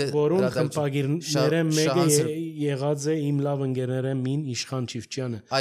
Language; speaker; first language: Armenian; early bilingual, heritage; Armenian